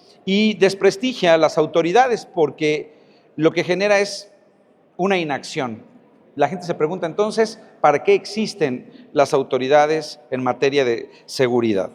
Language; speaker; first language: Spanish; native; Spanish